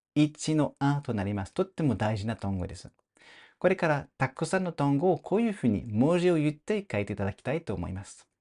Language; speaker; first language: Japanese; non-native, fluent; French